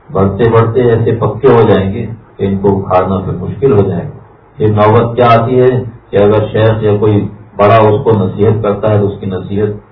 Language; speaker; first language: Urdu; native; Urdu